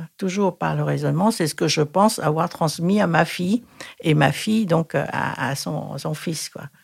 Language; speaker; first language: French; non-native, fluent; Thai